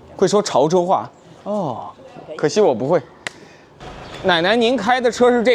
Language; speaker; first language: Chinese; native; Chinese